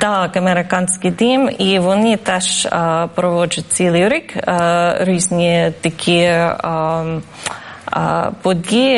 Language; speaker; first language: Ukrainian; non-native, fluent; English